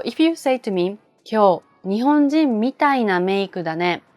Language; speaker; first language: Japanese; native; Japanese